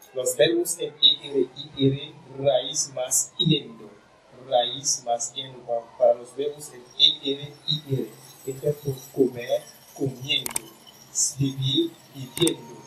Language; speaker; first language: Spanish; non-native, fluent; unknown